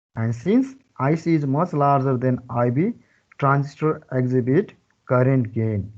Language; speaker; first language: English; non-native, local second language; Nepali